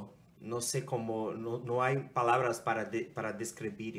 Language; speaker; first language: Spanish; non-native, learner; Portuguese